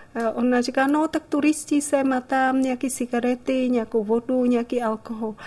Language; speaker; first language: Czech; non-native, fluent; Vietnamese